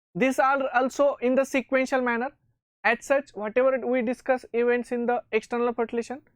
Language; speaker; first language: English; non-native, local second language; Marathi